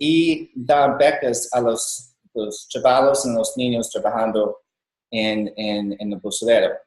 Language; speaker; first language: Spanish; non-native, learner; English